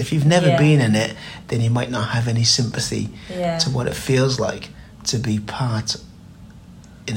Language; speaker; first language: English; native; English